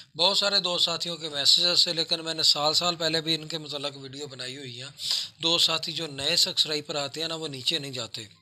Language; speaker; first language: Urdu; non-native, local second language; Punjabi